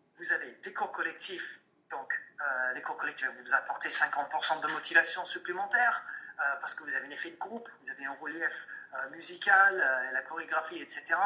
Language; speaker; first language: French; non-native, fluent; English